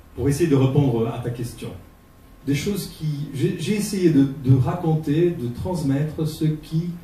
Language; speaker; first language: French; non-native, fluent; Portuguese